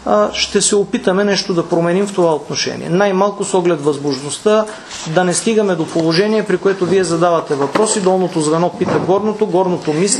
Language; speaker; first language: Bulgarian; native; Bulgarian